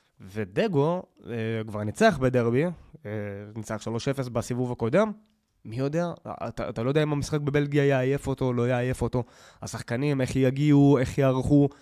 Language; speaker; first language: Hebrew; native; Hebrew